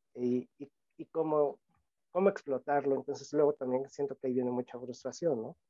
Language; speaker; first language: Spanish; native; Spanish